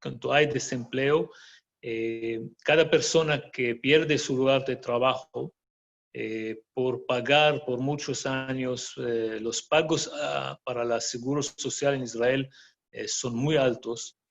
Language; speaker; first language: Spanish; non-native, fluent; Arabic